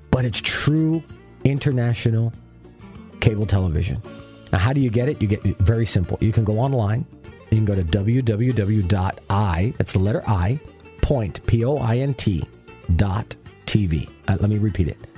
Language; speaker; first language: English; early bilingual, other home language; Spanish